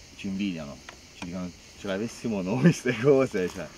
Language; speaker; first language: Italian; native; Italian